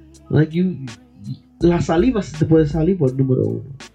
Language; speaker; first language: Spanish; early bilingual, other home language; English